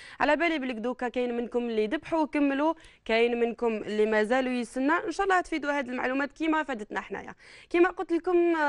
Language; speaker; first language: Arabic; native; Arabic